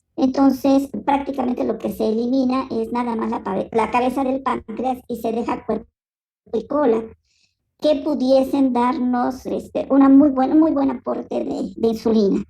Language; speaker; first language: Spanish; native; Spanish